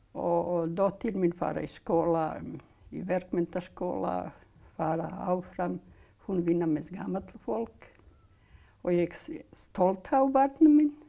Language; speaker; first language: Icelandic; non-native, learner; Serbian